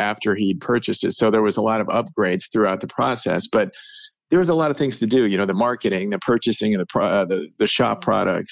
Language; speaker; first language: English; native; English